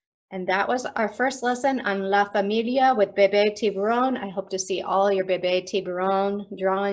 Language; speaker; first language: English; native; English